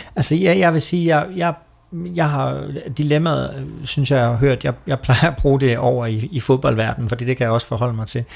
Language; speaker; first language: Danish; native; Danish